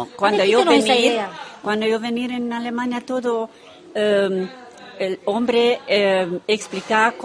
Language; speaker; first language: Spanish; non-native, learner; Romanian